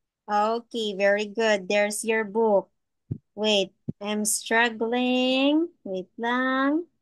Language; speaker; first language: English; non-native, local second language; Filipino